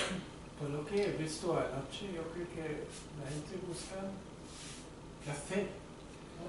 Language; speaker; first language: Spanish; non-native, fluent; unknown